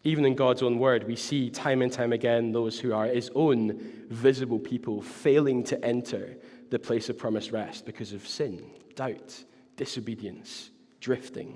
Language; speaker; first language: English; native; English